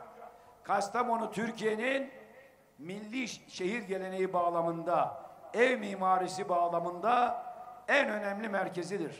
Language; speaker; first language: Turkish; native; Turkish